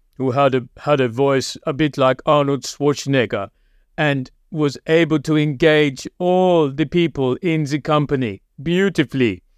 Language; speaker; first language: English; native; English